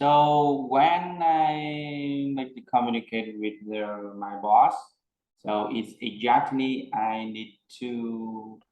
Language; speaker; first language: English; non-native, learner; Vietnamese